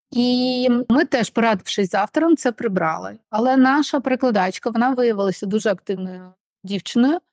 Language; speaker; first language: Ukrainian; non-native, local second language; Russian